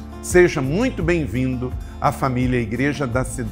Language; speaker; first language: Portuguese; native; Portuguese